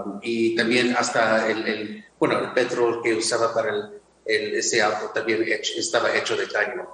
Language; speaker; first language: Spanish; non-native, fluent; English